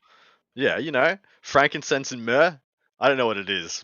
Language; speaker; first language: English; native; English